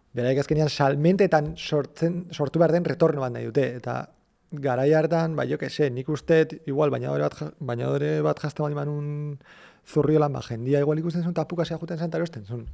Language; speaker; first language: Basque; native; Basque